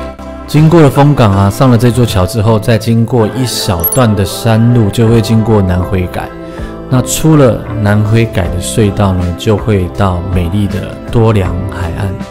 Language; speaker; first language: Chinese; native; Chinese